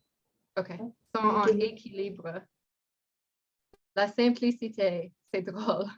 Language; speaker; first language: French; non-native, learner; English